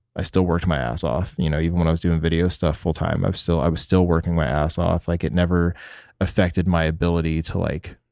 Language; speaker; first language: English; native; English